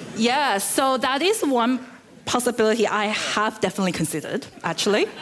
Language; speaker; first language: English; early bilingual, other home language; Chinese